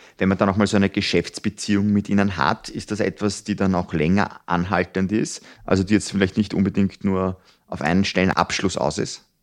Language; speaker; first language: German; native; German